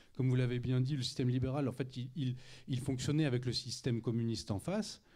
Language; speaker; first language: French; native; French